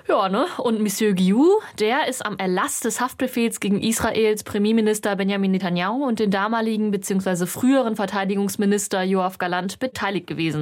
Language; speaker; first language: German; native; German